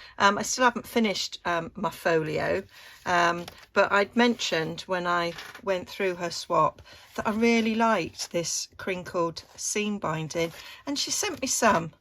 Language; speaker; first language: English; native; English